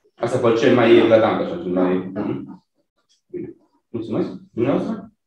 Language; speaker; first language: Romanian; non-native, fluent; Italian